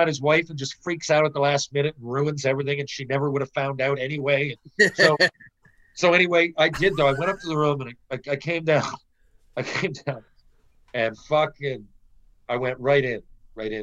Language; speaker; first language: English; native; English